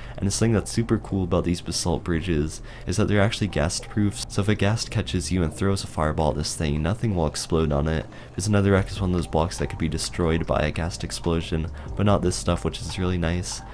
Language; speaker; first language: English; native; English